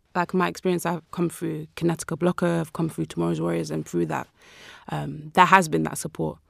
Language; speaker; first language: English; native; English